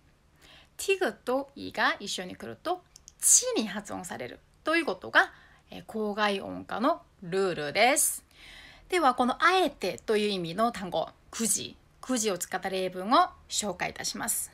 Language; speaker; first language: Japanese; non-native, fluent; Korean